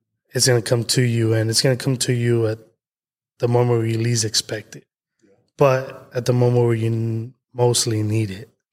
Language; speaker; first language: English; early bilingual, other home language; Spanish